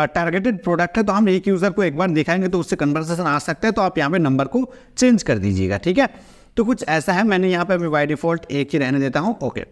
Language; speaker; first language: Hindi; non-native, local second language; Bangla